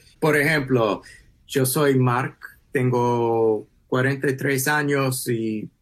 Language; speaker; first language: Spanish; early bilingual, heritage; English